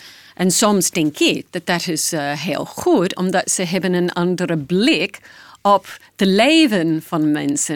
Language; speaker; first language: Dutch; non-native, fluent; English